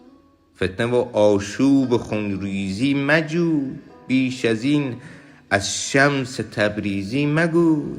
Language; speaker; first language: Persian; native; Persian